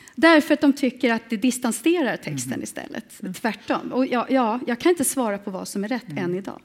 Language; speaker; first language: Swedish; native; Swedish